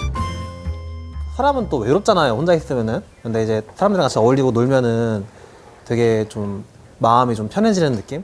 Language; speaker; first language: Korean; native; Korean